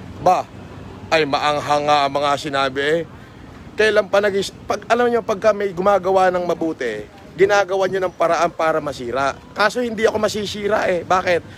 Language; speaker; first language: Filipino; native; Filipino